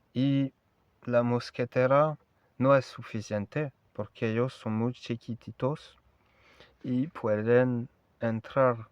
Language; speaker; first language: Spanish; non-native, learner; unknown